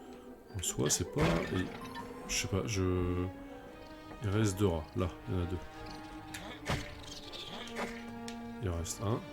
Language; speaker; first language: French; native; French